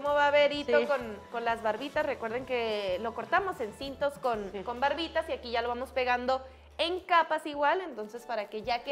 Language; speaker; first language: Spanish; native; Spanish